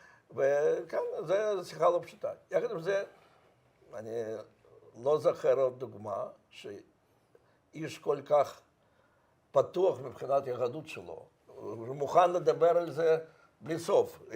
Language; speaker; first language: Hebrew; non-native, fluent; Russian